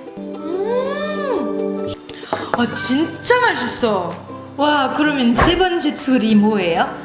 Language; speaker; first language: Korean; non-native, learner; French